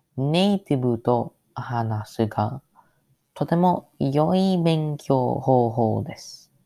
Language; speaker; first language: Japanese; non-native, learner; English